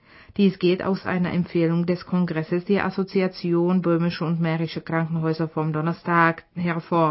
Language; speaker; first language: German; non-native, fluent; Czech